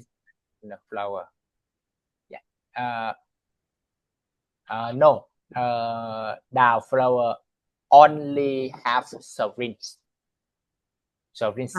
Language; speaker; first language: English; non-native, learner; Vietnamese